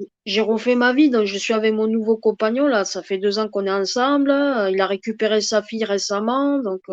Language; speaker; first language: French; native; French